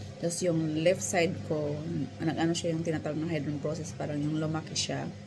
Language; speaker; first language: Filipino; non-native, local second language; Cebuano